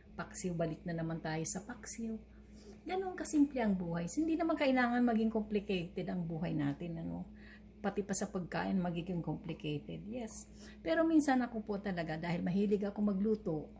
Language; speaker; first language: Filipino; non-native, local second language; Bikol